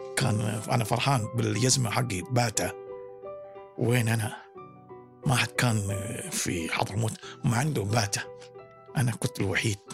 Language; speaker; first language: Arabic; early bilingual, other home language; Indonesian